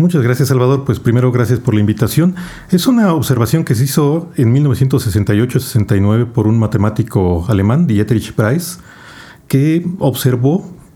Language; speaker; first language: Spanish; native; Spanish